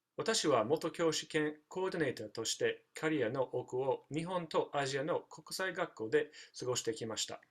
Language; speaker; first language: Japanese; non-native, fluent; English